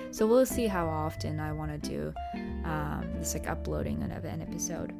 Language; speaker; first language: English; early bilingual, other home language; Japanese